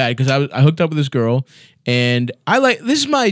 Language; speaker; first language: English; native; English